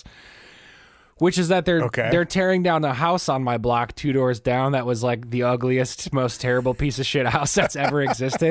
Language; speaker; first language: English; native; English